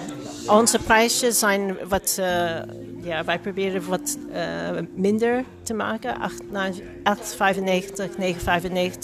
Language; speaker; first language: Dutch; non-native, fluent; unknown